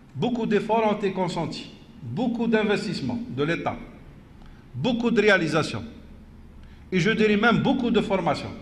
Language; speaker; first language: French; non-native, local second language; Arabic